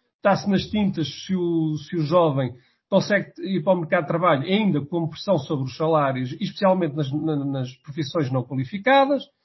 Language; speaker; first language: Portuguese; native; Portuguese